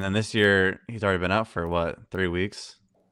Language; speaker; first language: English; native; English